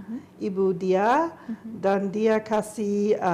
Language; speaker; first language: Indonesian; non-native, learner; English